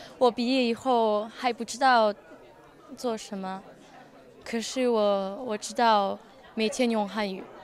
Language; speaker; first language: Chinese; non-native, learner; French